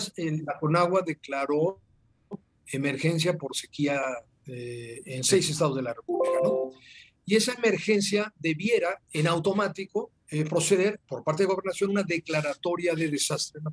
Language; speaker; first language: Spanish; native; Spanish